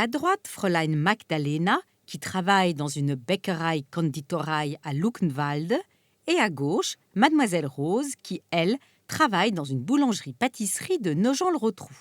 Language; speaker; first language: French; native; French